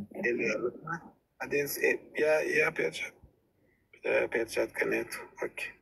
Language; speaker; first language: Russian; non-native, learner; Turkmen